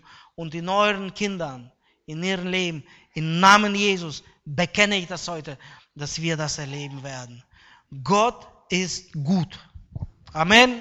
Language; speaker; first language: German; non-native, fluent; Russian